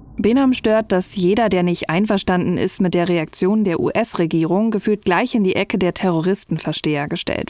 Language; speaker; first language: German; native; German